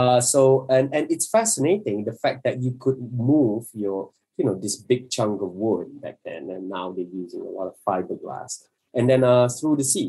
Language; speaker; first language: English; non-native, local second language; Malay